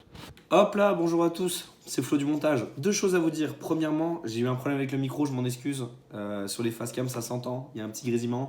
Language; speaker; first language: French; native; French